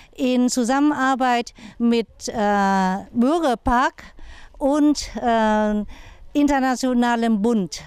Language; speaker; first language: German; non-native, fluent; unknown